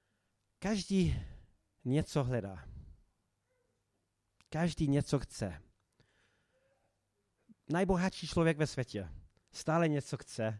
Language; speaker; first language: Czech; non-native, fluent; English